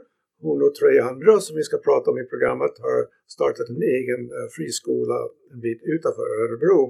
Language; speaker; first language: Swedish; non-native, fluent; English